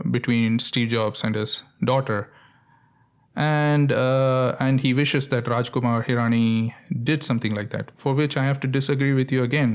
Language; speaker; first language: English; non-native, local second language; Tamil